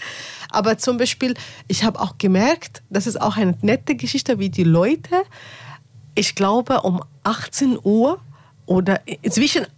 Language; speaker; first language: German; non-native, learner; Arabic